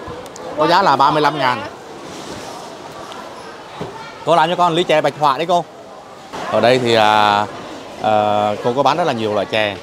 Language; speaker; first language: Vietnamese; native; Vietnamese